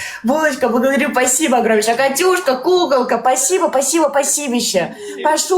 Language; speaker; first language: Russian; native; Russian